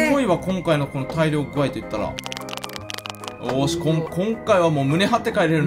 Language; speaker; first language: Japanese; native; Japanese